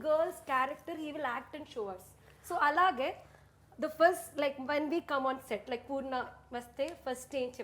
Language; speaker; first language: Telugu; non-native, learner; Malayalam